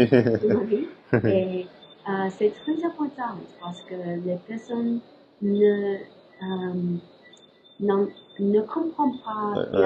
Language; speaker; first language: French; non-native, learner; English